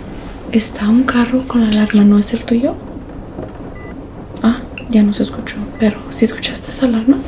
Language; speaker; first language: Spanish; early bilingual, heritage; Spanish